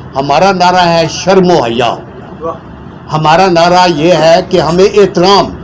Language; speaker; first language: Urdu; non-native, local second language; Punjabi